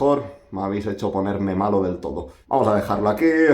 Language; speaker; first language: Spanish; native; Spanish